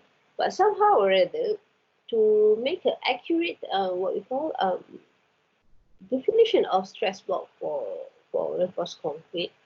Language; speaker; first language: English; non-native, local second language; Malay